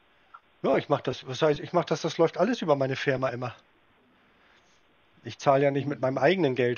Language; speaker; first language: German; native; German